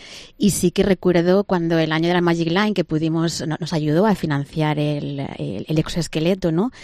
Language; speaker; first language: Spanish; native; Spanish